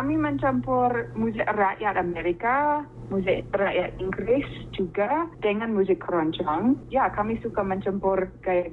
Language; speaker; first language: Indonesian; non-native, fluent; English